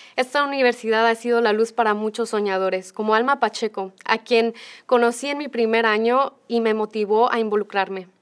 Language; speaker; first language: Spanish; early bilingual, heritage; Spanish